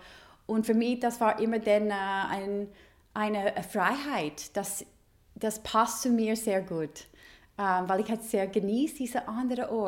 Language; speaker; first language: German; non-native, learner; English